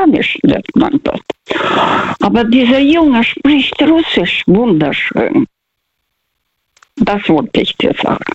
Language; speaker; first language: German; non-native, fluent; Russian